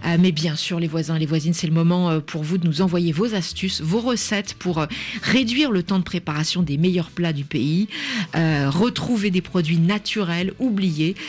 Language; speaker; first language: French; native; French